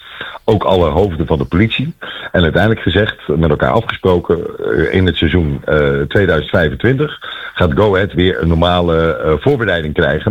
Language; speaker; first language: Dutch; native; Dutch